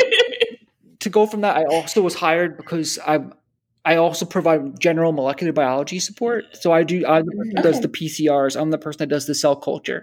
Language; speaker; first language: English; native; English